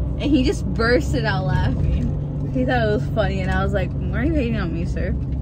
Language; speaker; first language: English; early bilingual, other home language; Spanish